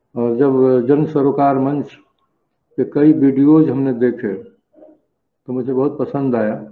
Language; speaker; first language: Hindi; native; Hindi